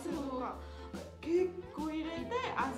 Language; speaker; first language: Japanese; non-native, fluent; Vietnamese